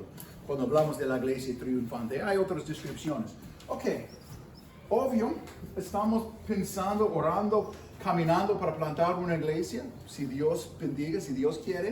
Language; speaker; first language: Spanish; non-native, fluent; English